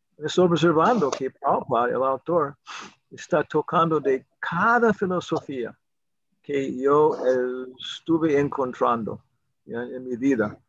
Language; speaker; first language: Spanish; non-native, learner; English